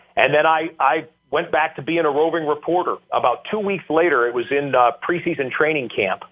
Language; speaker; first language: English; native; English